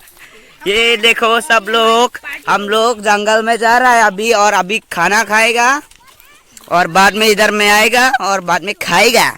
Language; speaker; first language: Hindi; non-native, local second language; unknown